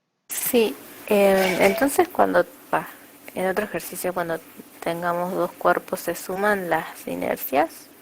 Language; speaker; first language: Spanish; native; Spanish